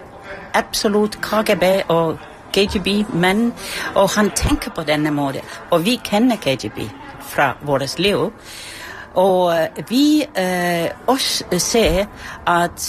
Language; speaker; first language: Danish; non-native, fluent; Estonian